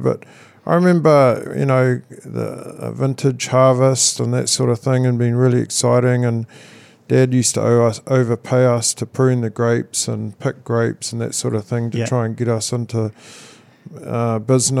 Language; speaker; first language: English; native; English